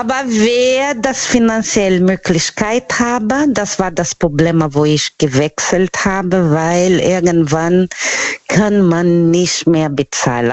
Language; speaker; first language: German; non-native, learner; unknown